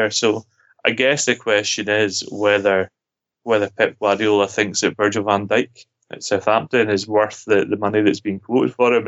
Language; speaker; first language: English; native; English